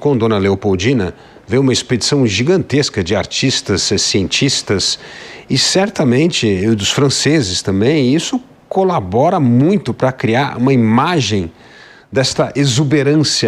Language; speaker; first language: Portuguese; native; Portuguese